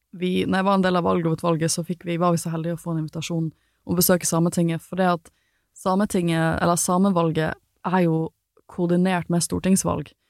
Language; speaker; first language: Norwegian; native; Norwegian